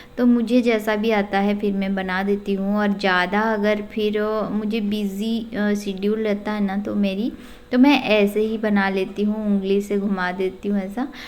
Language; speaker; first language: Hindi; non-native, local second language; Odia